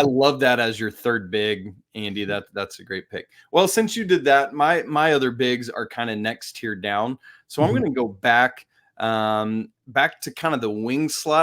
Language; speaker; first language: English; native; English